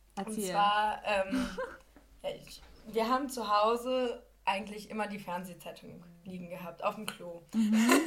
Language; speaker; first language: German; native; German